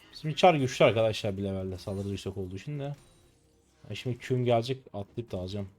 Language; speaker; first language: Turkish; native; Turkish